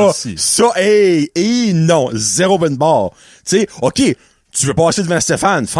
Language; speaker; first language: French; native; French